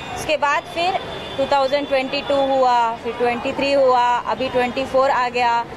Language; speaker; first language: Hindi; non-native, local second language; Marathi